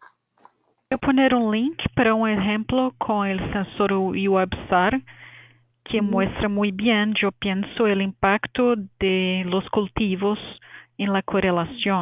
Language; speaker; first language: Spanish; non-native, fluent; Portuguese